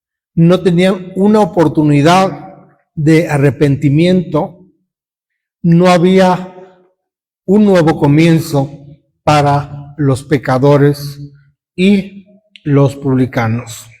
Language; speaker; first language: Spanish; native; Spanish